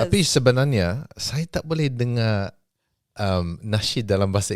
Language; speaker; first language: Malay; early bilingual, heritage; English